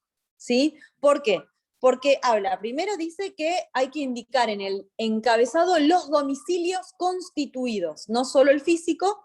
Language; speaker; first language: Spanish; native; Spanish